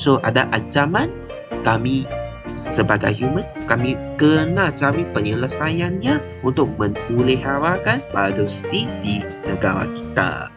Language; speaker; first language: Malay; non-native, local second language; Chinese